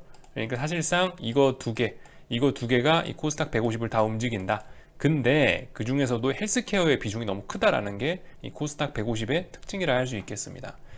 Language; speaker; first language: Korean; native; Korean